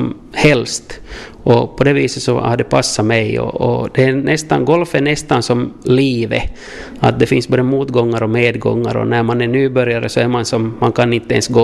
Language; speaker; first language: Swedish; native; Swedish